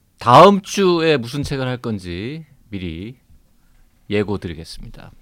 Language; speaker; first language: Korean; native; Korean